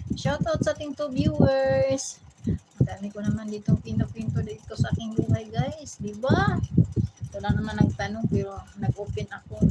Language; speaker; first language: Filipino; non-native, local second language; Cebuano